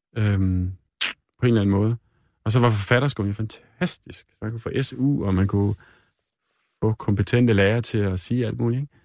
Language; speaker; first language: Danish; native; Danish